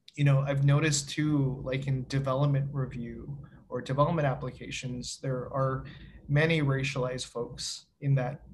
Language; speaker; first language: English; native; English